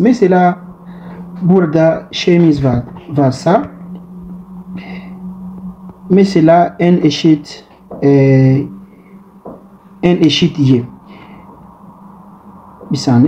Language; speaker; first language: Turkish; non-native, learner; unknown